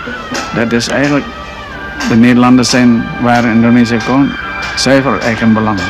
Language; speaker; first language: Dutch; non-native, local second language; Indonesian